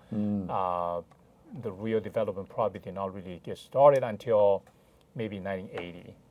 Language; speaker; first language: English; non-native, fluent; Chinese